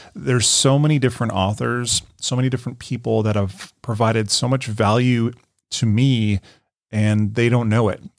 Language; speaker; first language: English; native; English